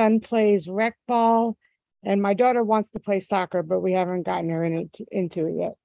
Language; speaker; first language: English; native; English